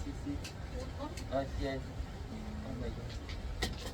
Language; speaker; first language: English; non-native, learner; French